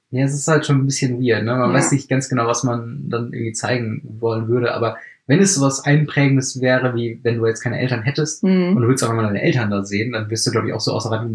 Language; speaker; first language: German; native; German